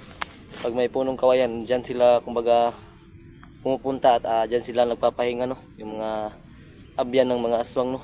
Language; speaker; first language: Filipino; non-native, local second language; Cebuano